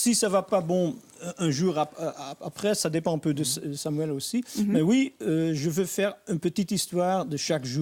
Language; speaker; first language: French; non-native, fluent; Dutch